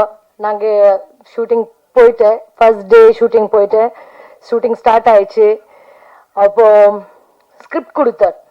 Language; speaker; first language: Tamil; non-native, learner; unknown